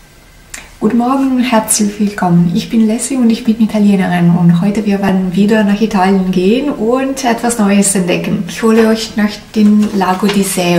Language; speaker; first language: German; non-native, learner; Italian